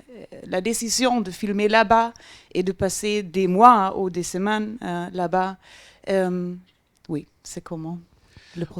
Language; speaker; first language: French; non-native, fluent; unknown